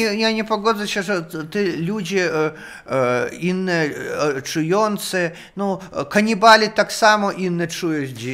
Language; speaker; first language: Polish; non-native, fluent; Russian